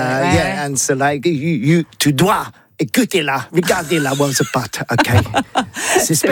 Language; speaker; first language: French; non-native, learner; English